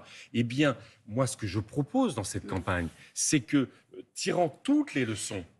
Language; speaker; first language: French; native; French